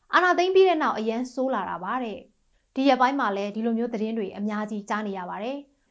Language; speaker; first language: Burmese; native; Burmese